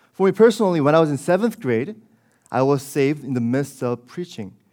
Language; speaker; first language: English; early bilingual, other home language; Korean